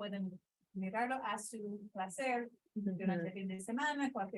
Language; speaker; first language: Spanish; non-native, learner; English